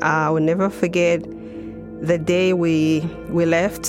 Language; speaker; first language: English; non-native, local second language; Kinyarwanda